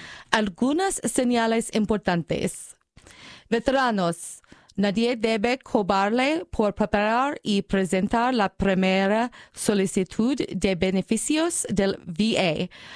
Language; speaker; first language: Spanish; non-native, learner; English